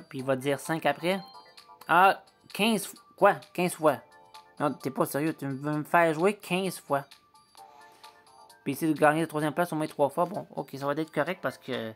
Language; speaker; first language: French; native; French